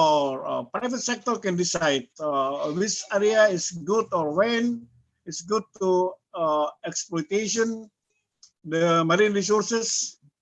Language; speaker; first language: English; non-native, fluent; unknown